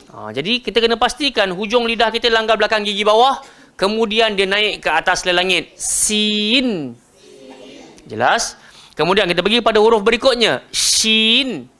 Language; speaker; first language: Malay; native; Malay